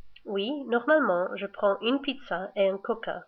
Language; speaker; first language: French; non-native, learner; English